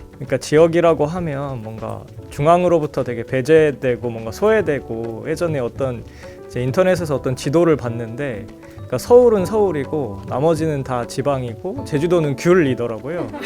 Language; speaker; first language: Korean; native; Korean